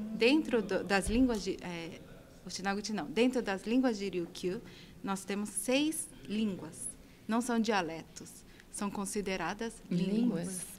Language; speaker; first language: Portuguese; native; Portuguese